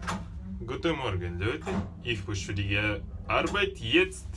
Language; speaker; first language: German; non-native, learner; Russian